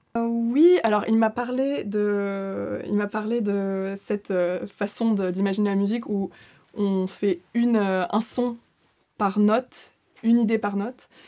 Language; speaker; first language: French; native; French